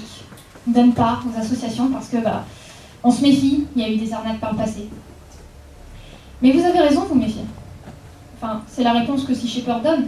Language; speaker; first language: French; native; French